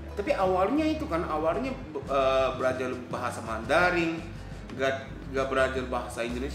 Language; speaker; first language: Indonesian; non-native, fluent; Japanese